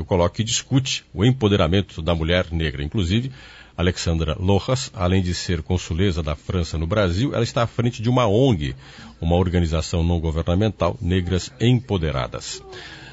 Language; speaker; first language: Portuguese; native; Portuguese